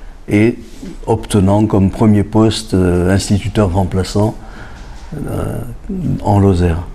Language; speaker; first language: French; native; French